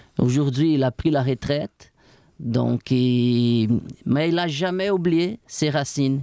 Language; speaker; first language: French; non-native, fluent; Portuguese